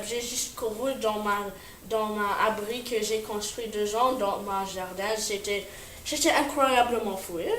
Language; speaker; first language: French; non-native, learner; English